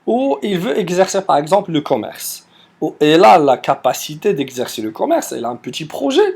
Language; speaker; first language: French; non-native, local second language; Arabic